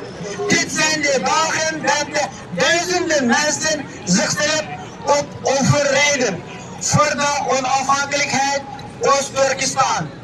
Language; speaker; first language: Dutch; non-native, learner; Uyghur